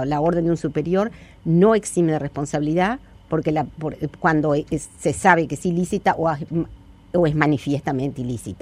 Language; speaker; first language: Spanish; native; Spanish